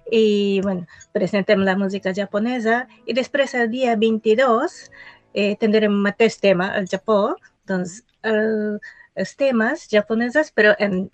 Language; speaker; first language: Catalan; non-native, fluent; Japanese